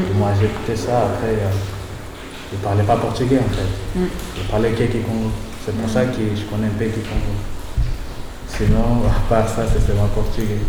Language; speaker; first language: French; non-native, learner; Kongo